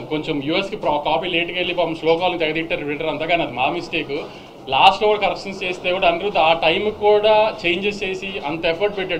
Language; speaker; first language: Telugu; native; Telugu